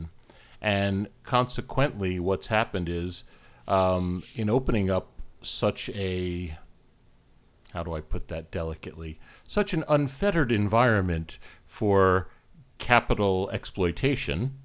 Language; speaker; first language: English; native; English